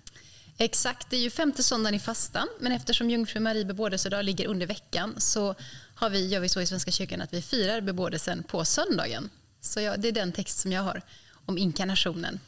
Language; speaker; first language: Swedish; native; Swedish